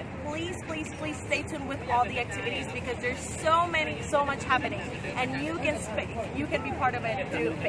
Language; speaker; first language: English; non-native, fluent; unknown